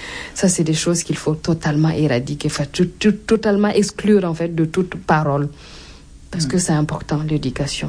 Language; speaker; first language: French; non-native, local second language; Mossi